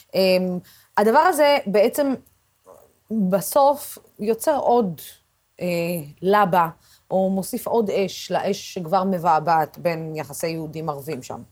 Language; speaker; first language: Hebrew; non-native, local second language; Arabic